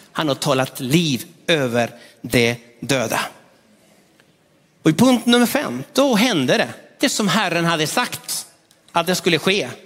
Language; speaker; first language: Swedish; non-native, fluent; Spanish